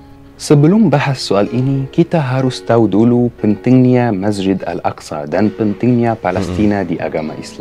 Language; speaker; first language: Indonesian; non-native, fluent; Arabic